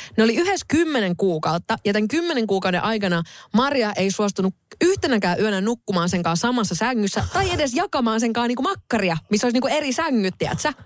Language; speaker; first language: Finnish; native; Finnish